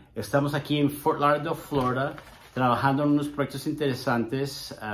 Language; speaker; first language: Spanish; early bilingual, heritage; Spanish